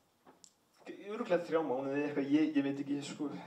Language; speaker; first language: Icelandic; early bilingual, heritage; English